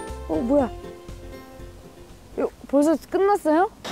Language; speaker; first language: Korean; native; Korean